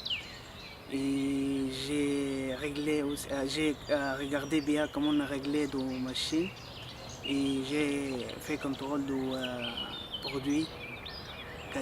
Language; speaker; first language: French; non-native, learner; Arabic